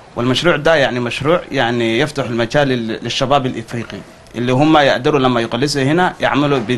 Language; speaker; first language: Arabic; non-native, fluent; Somali